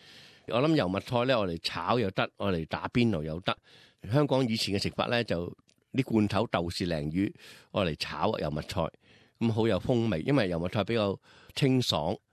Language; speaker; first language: Cantonese; native; Cantonese